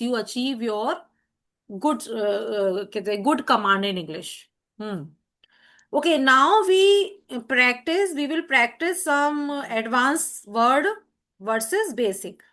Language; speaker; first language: English; non-native, learner; Hindi